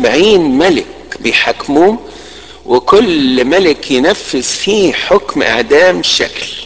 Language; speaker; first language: Arabic; native; Arabic